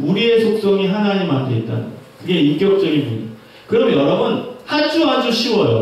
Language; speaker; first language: Korean; native; Korean